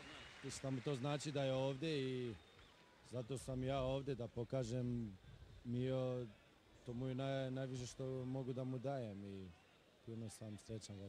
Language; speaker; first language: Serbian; early bilingual, heritage; Swedish